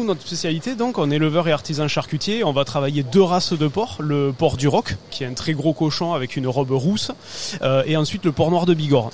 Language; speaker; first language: French; native; French